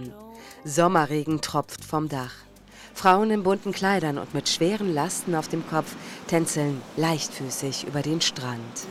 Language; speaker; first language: German; native; German